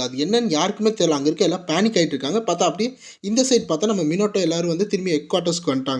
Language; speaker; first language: Tamil; native; Tamil